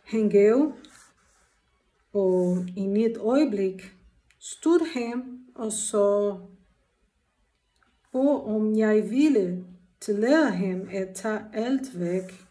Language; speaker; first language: Danish; non-native, learner; Portuguese